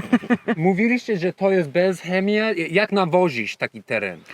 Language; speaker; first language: Polish; non-native, learner; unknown